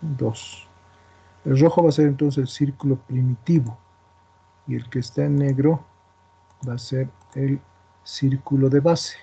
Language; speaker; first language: Spanish; native; Spanish